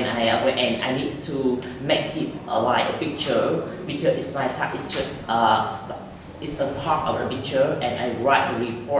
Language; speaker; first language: English; non-native, learner; Vietnamese